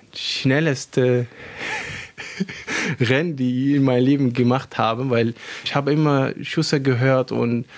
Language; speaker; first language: German; non-native, fluent; Arabic